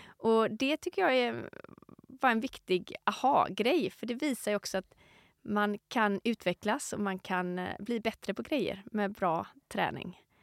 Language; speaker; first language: Swedish; native; Swedish